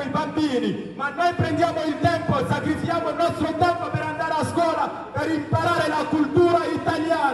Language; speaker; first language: Italian; non-native, learner; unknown